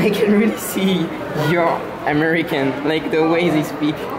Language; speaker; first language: English; non-native, fluent; French